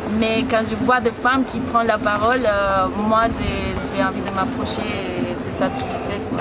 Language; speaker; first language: French; non-native, fluent; Spanish